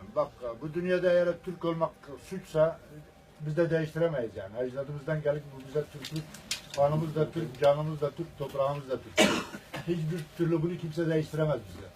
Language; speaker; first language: Turkish; early bilingual, heritage; Arabic